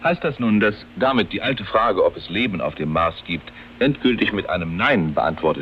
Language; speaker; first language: German; native; German